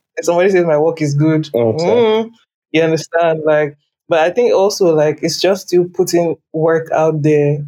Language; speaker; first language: English; non-native, local second language; Yoruba